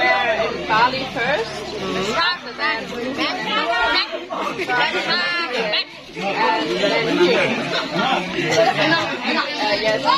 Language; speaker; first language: English; non-native, fluent; German